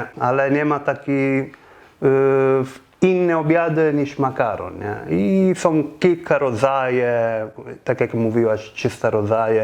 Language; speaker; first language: Polish; non-native, fluent; Italian